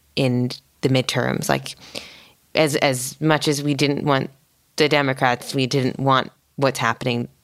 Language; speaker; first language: English; native; English